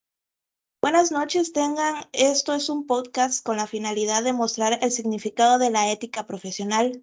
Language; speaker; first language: Spanish; native; Spanish